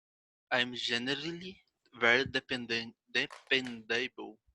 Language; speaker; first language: English; non-native, learner; Portuguese